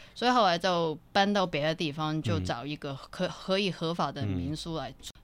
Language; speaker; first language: Chinese; non-native, fluent; Cantonese